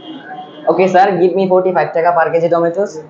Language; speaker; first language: English; non-native, learner; Bangla